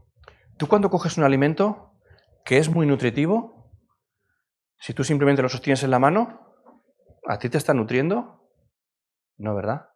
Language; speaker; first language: Spanish; native; Spanish